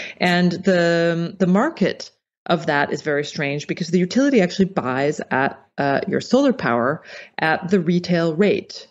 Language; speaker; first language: English; native; English